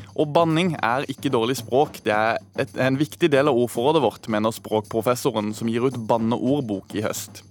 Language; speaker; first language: Norwegian; native; Norwegian